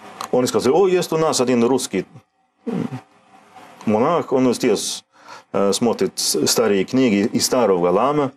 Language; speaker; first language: Russian; non-native, learner; Swedish